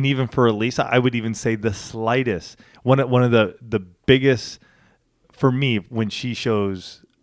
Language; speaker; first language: English; native; English